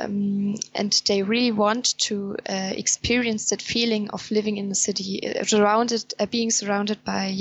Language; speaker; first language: English; non-native, fluent; German